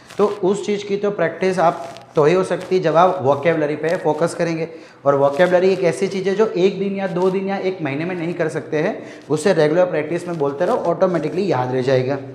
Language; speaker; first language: Hindi; native; Hindi